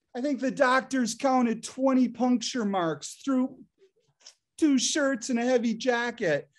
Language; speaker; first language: English; native; English